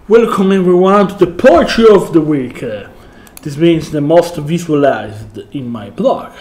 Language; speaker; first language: English; non-native, learner; Italian